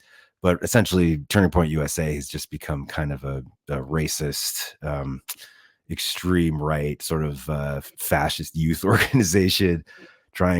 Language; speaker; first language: English; native; English